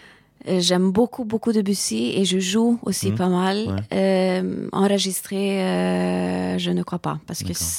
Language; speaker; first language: French; non-native, fluent; Hungarian